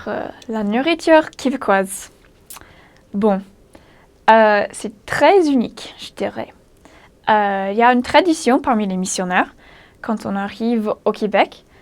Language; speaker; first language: French; non-native, fluent; English